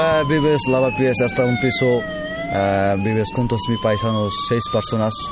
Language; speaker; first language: Spanish; non-native, learner; Bangla